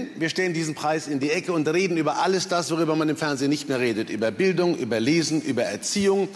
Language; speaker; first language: German; native; German